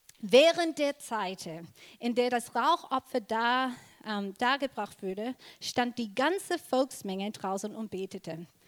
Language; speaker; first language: German; non-native, fluent; English